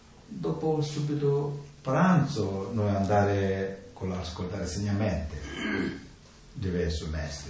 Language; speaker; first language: Italian; non-native, learner; Tibetan